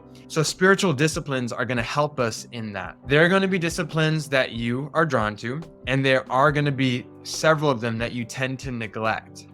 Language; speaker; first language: English; native; English